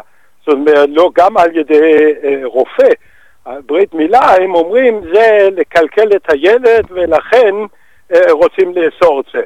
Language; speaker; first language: Hebrew; non-native, fluent; Danish